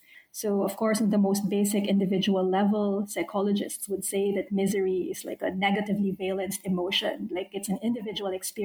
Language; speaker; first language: English; non-native, local second language; Filipino